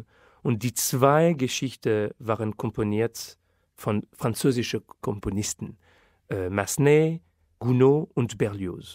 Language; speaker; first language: German; non-native, fluent; French